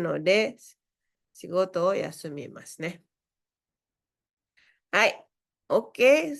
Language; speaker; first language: Japanese; non-native, fluent; Indonesian